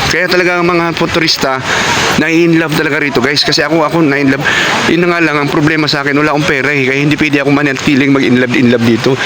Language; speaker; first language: Filipino; non-native, local second language; Cebuano